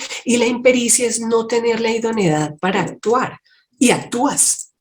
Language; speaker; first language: Spanish; native; Spanish